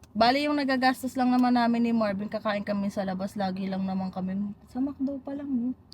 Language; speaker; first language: Filipino; native; Filipino